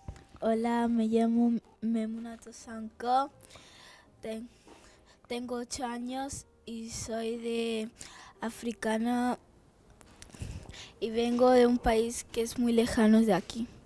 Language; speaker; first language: Spanish; early bilingual, other home language; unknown